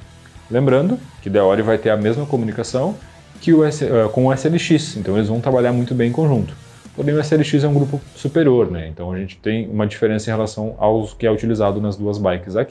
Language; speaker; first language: Portuguese; native; Portuguese